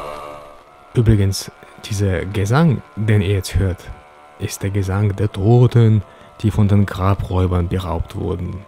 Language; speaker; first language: German; native; German